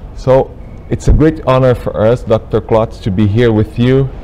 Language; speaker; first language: English; non-native, fluent; Portuguese